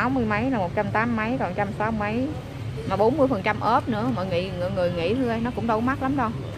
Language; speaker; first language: Vietnamese; native; Vietnamese